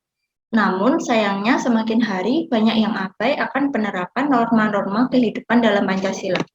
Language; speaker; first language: Indonesian; native; Indonesian